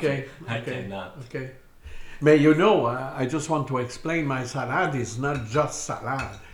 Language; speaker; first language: English; non-native, learner; French